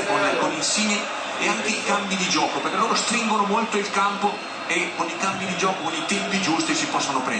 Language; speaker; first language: Italian; native; Italian